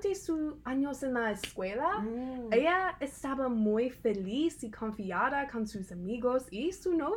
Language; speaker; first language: Spanish; non-native, learner; English